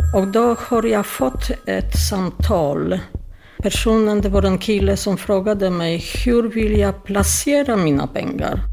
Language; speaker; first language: Swedish; non-native, fluent; Polish